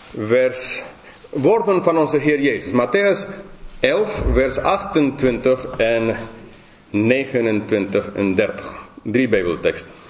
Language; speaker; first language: Dutch; non-native, fluent; English